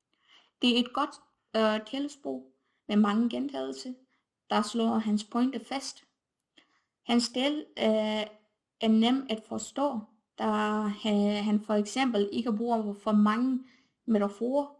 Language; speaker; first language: Danish; non-native, fluent; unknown